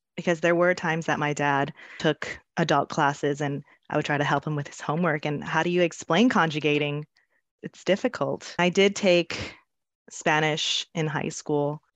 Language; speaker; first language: English; native; English